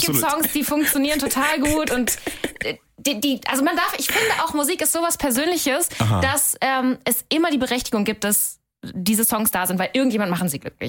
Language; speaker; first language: German; native; German